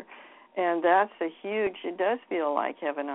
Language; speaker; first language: English; native; English